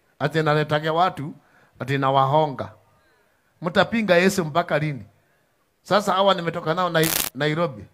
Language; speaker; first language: Swahili; native; Swahili